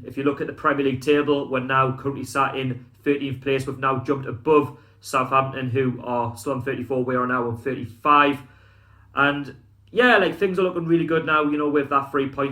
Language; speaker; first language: English; native; English